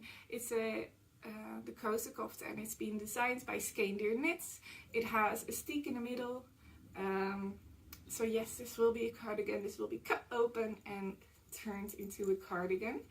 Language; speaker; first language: English; non-native, fluent; Dutch